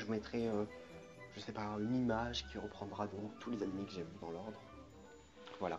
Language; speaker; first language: French; native; French